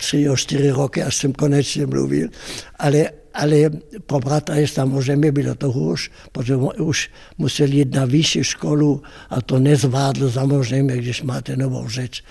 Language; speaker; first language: Czech; non-native, fluent; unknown